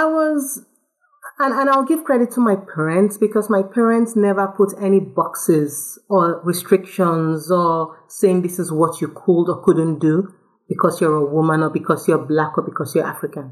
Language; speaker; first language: English; non-native, local second language; Yoruba